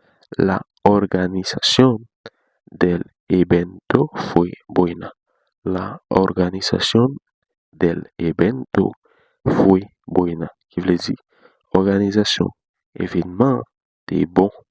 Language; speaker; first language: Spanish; non-native, learner; Haitian Creole